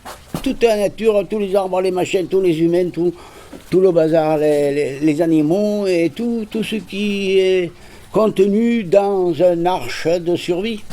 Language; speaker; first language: French; non-native, fluent; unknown